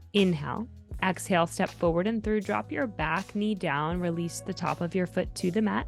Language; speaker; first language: English; native; English